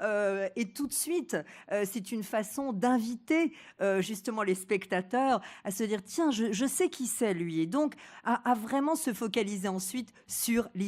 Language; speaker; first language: French; native; French